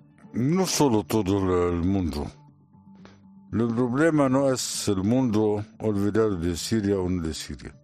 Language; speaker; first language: Spanish; non-native, learner; Arabic